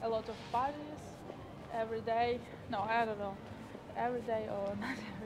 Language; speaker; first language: English; non-native, learner; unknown